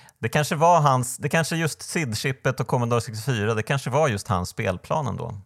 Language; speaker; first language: Swedish; native; Swedish